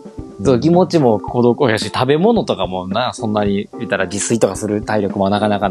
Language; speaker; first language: Japanese; native; Japanese